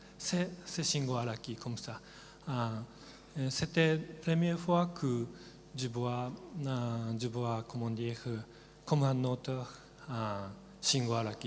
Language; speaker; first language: French; non-native, learner; Japanese